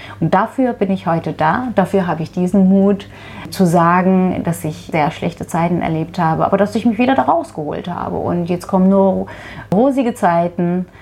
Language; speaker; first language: German; non-native, fluent; Turkish